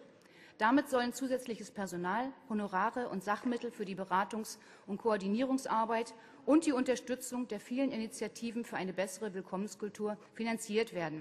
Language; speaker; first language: German; native; German